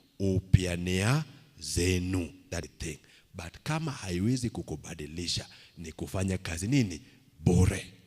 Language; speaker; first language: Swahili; non-native, local second language; Luo (Kenya and Tanzania)